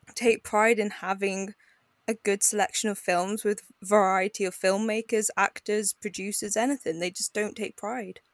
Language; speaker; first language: English; native; English